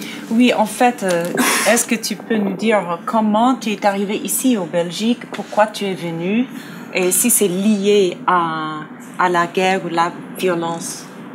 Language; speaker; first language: French; non-native, fluent; English